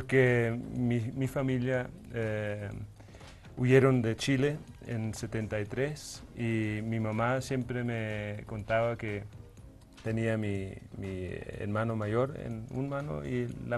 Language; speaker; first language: Spanish; early bilingual, heritage; Danish